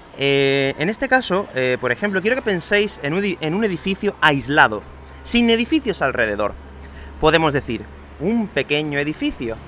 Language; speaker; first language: Spanish; native; Spanish